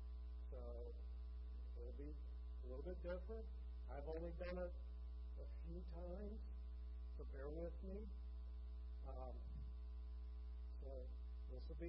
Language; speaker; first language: English; native; English